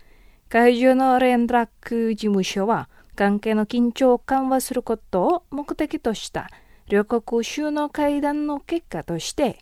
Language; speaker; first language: Japanese; non-native, fluent; Indonesian